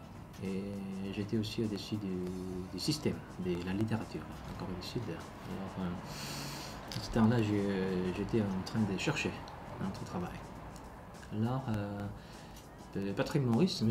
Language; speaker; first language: French; non-native, learner; Korean